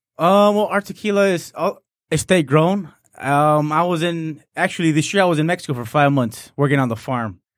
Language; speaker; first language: English; non-native, fluent; Spanish